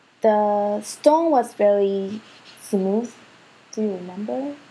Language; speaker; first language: English; non-native, learner; Japanese